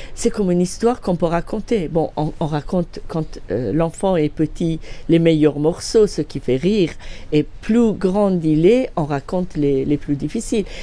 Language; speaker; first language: French; non-native, fluent; Persian